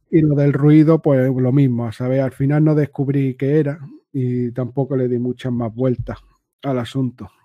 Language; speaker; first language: Spanish; native; Spanish